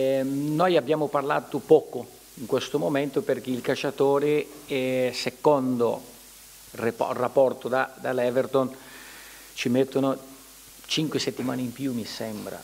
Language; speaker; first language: Italian; non-native, fluent; Portuguese